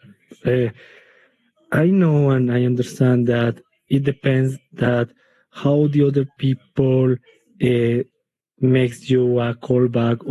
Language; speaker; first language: English; non-native, learner; Spanish